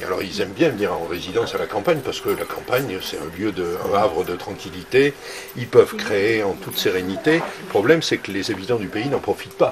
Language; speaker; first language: French; native; French